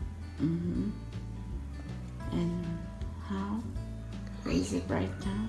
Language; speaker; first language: English; non-native, fluent; Vietnamese